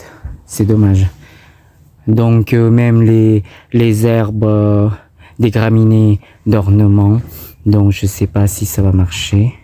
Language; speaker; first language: French; non-native, fluent; Thai